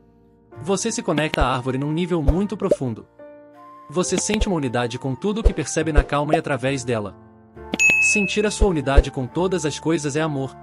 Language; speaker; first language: Portuguese; native; Portuguese